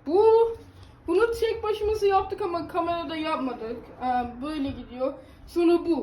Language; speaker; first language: Turkish; early bilingual, heritage; Turkish